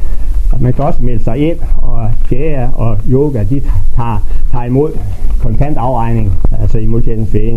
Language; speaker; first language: Danish; native; Danish